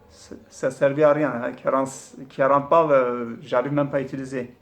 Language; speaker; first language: French; non-native, fluent; Turkish